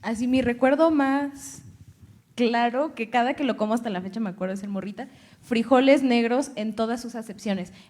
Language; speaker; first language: Spanish; early bilingual, other home language; English